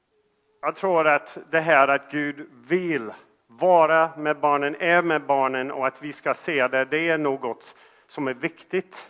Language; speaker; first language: Swedish; non-native, fluent; English